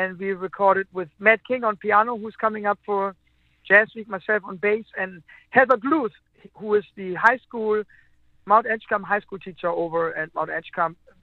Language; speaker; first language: English; non-native, fluent; German